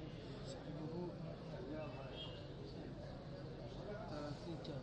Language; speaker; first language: Arabic; non-native, learner; French